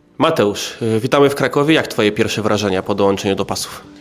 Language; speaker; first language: Polish; native; Polish